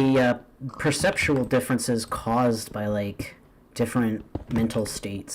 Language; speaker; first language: English; native; English